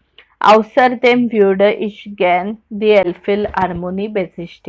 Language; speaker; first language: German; non-native, learner; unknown